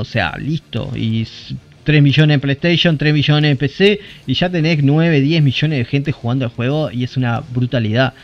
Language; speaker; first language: Spanish; native; Spanish